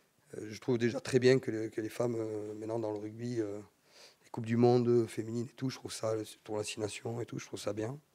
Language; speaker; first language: French; native; French